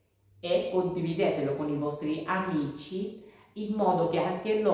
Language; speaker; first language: Italian; non-native, fluent; Bangla